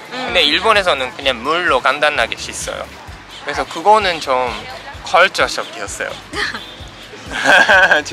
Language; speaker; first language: Korean; non-native, fluent; Japanese